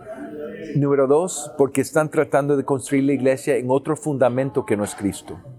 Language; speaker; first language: Spanish; early bilingual, heritage; English